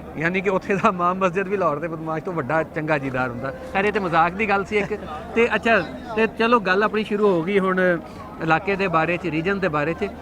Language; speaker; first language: Punjabi; native; Punjabi